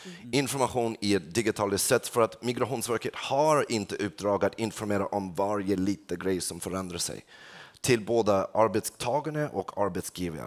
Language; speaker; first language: Swedish; non-native, fluent; English